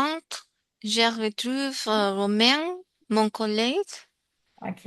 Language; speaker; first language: French; non-native, learner; Spanish